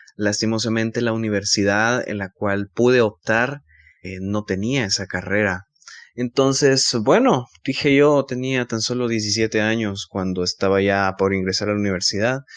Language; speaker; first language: Spanish; native; Spanish